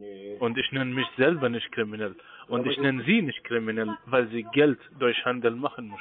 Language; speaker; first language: German; non-native, fluent; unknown